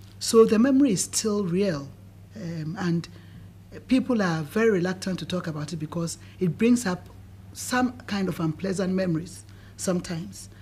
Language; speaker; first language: English; non-native, local second language; Akan